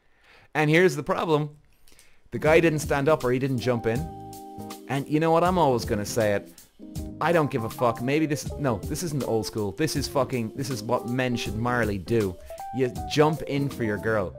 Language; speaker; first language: English; native; English